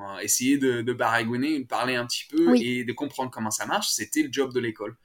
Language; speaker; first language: French; native; French